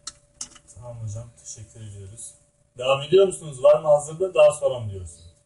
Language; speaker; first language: Turkish; native; Turkish